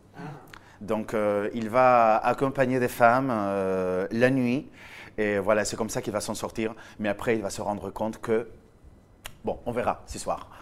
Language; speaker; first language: French; non-native, fluent; Spanish